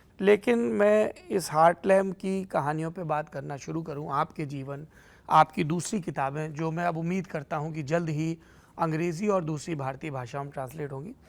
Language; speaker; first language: Hindi; native; Hindi